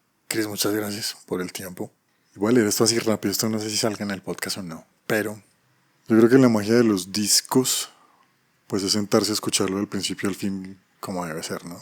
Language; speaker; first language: Spanish; native; Spanish